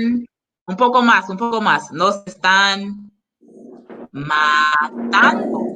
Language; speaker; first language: Spanish; non-native, learner; English